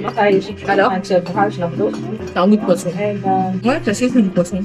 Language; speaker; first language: French; native; French